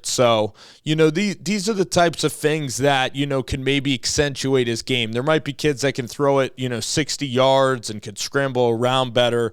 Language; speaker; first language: English; native; English